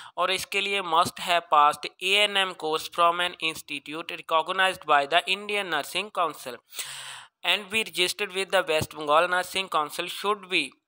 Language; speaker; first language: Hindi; non-native, local second language; Punjabi